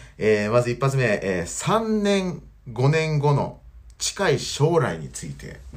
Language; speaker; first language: Japanese; native; Japanese